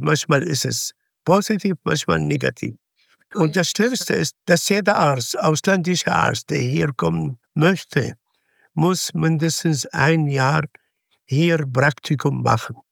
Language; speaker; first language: German; non-native, fluent; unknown